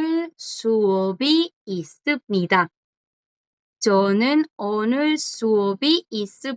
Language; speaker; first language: Korean; non-native, fluent; Spanish